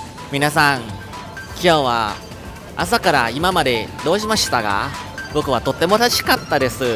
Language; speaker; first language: Japanese; non-native, learner; Thai